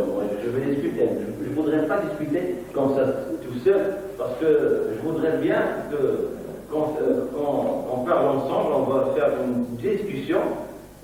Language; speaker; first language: French; non-native, local second language; Arabic